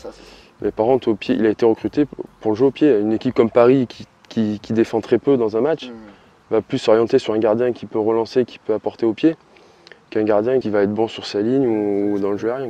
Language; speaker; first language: French; native; French